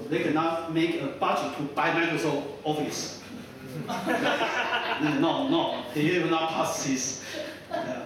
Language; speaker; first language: English; non-native, fluent; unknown